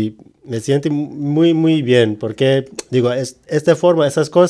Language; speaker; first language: Spanish; non-native, learner; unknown